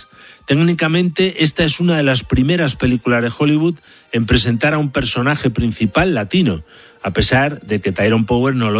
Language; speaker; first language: Spanish; native; Spanish